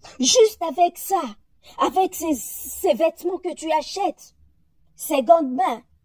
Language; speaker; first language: French; non-native, local second language; Lingala